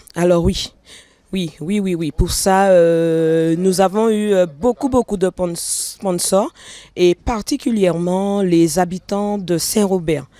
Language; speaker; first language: French; native; French